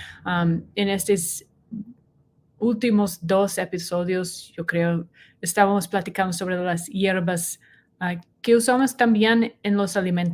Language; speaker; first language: Spanish; non-native, learner; English